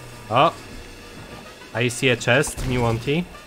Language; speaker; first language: English; non-native, fluent; Polish